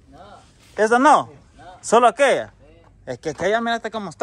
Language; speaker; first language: Spanish; native; Spanish